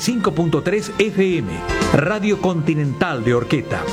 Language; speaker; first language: Spanish; native; Spanish